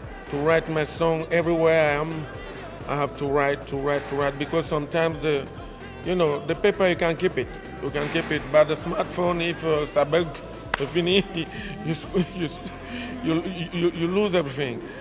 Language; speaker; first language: English; non-native, learner; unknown